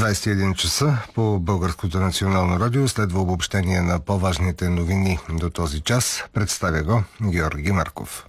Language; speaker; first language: Bulgarian; native; Bulgarian